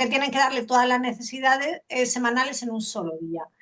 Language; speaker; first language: Spanish; native; Spanish